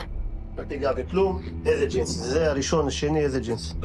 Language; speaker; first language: Hebrew; native; Hebrew